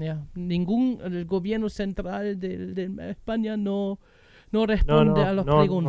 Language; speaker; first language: Spanish; non-native, learner; German